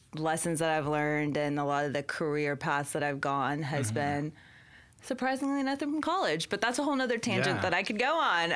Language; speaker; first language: English; native; English